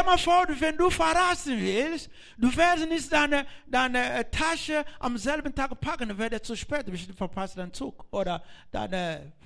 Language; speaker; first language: German; non-native, learner; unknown